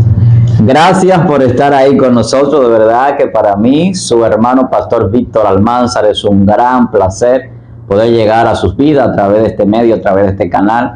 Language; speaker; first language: Spanish; native; Spanish